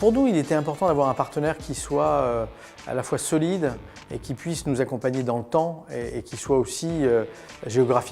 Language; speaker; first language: French; native; French